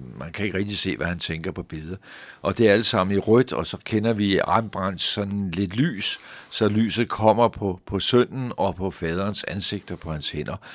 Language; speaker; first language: Danish; native; Danish